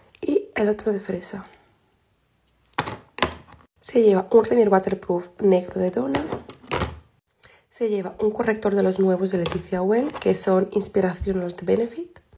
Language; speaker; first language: Spanish; native; Spanish